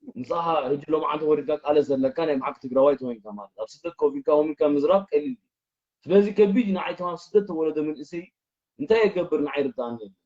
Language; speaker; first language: Tigrinya; early bilingual, heritage; Tigrinya